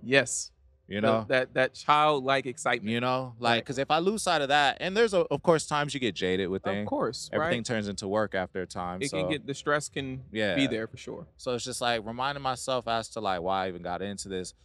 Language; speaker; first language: English; native; English